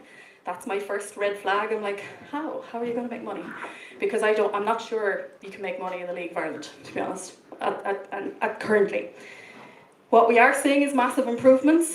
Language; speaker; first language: English; native; English